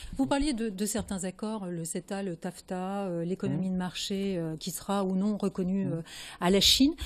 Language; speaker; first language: French; native; French